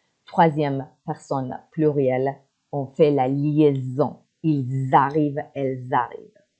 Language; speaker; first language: French; non-native, fluent; Persian